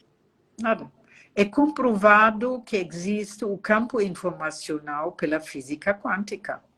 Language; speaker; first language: Portuguese; non-native, fluent; German